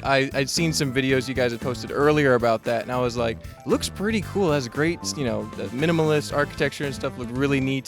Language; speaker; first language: English; native; English